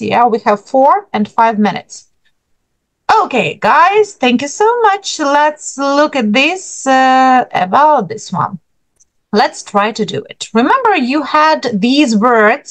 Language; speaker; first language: English; non-native, fluent; Ukrainian